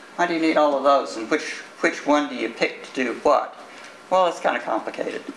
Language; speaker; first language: English; native; English